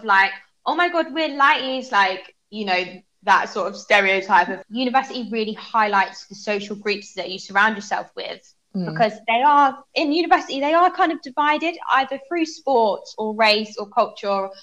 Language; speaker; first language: English; native; English